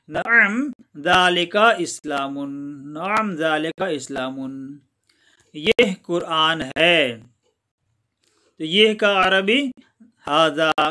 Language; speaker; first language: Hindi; non-native, local second language; Gujarati